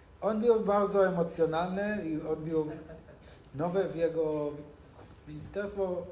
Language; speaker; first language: Polish; non-native, learner; Hebrew